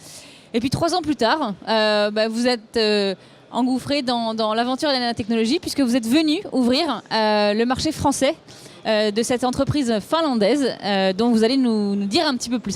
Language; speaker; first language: French; native; French